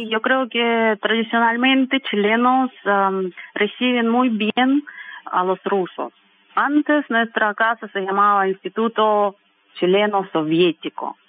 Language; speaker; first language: Spanish; non-native, fluent; Russian